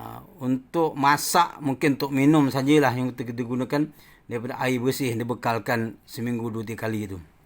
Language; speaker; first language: Malay; native; Malay